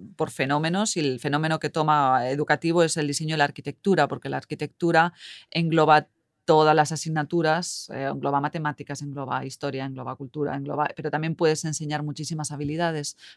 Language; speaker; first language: Spanish; native; Spanish